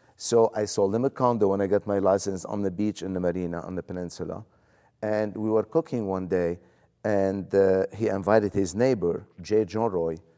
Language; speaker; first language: English; non-native, fluent; Arabic